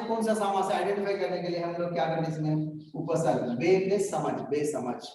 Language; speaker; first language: Hindi; non-native, local second language; Telugu